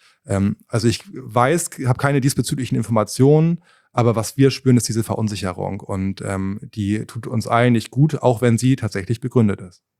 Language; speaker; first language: German; native; German